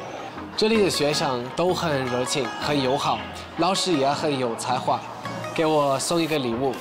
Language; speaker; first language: Chinese; non-native, learner; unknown